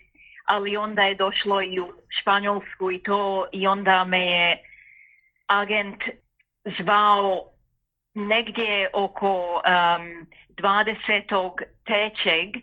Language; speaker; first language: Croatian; early bilingual, heritage; Croatian